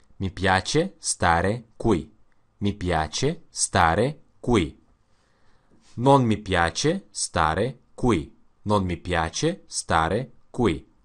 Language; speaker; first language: Italian; non-native, learner; Russian